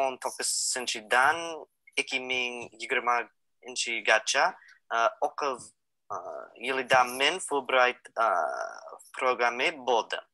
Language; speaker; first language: Uzbek; non-native, fluent; English